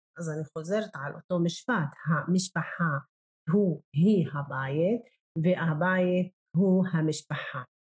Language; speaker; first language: Hebrew; non-native, local second language; Arabic